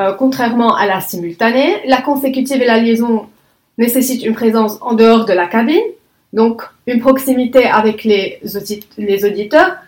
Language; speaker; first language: French; non-native, local second language; Arabic